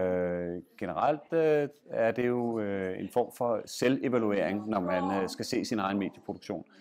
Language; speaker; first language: Danish; native; Danish